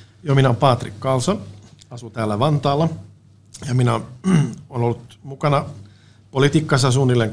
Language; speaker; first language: Finnish; non-native, fluent; Swedish